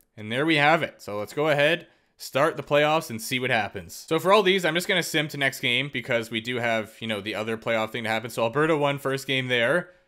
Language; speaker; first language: English; native; English